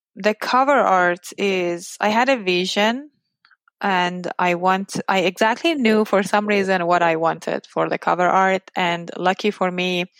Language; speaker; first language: English; non-native, fluent; Persian